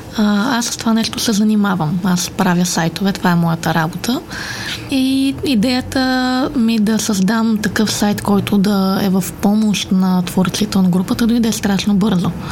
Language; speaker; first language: Bulgarian; native; Bulgarian